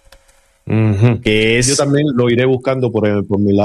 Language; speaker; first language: Spanish; native; Spanish